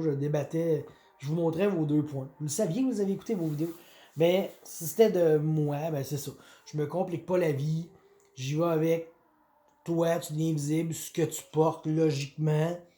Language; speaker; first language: French; native; French